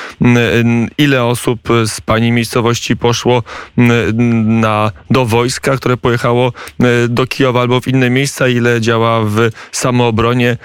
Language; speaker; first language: Polish; native; Polish